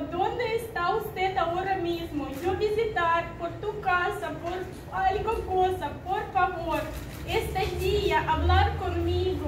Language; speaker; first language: Spanish; non-native, learner; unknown